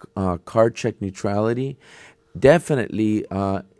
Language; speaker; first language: English; native; English